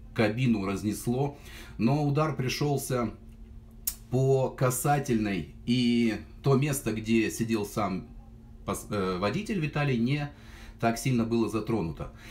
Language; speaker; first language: Russian; native; Russian